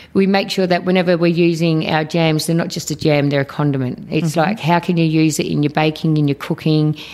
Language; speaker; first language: English; native; English